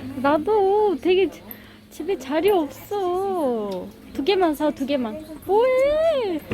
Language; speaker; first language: Korean; non-native, learner; Turkish